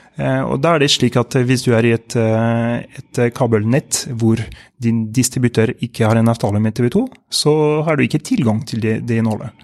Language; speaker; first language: Norwegian; non-native, fluent; French